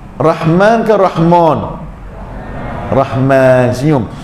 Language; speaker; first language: Malay; early bilingual, heritage; Malay